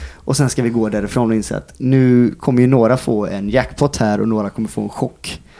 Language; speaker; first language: Swedish; native; Swedish